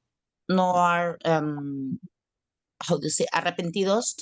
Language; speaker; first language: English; non-native, learner; Spanish